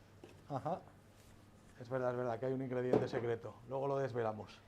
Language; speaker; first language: Spanish; native; Spanish